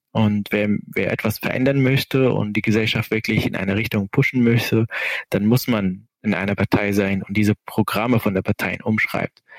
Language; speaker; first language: German; non-native, fluent; Arabic